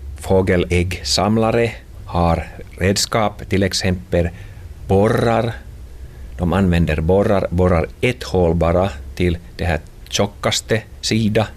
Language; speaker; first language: Swedish; non-native, local second language; Finnish